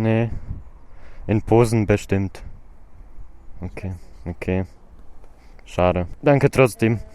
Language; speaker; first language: German; non-native, learner; Polish